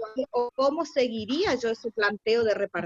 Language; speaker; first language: Spanish; native; Spanish